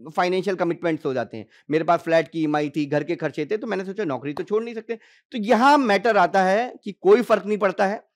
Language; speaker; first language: Hindi; native; Hindi